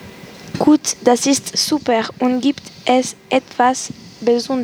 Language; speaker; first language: German; non-native, learner; French